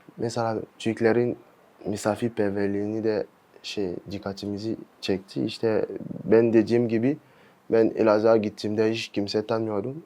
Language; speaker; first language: Turkish; non-native, fluent; French